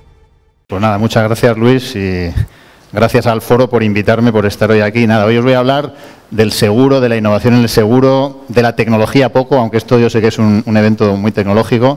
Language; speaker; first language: Spanish; native; Spanish